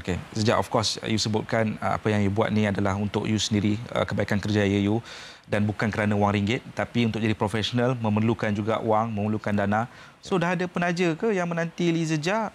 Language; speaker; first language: Malay; native; Malay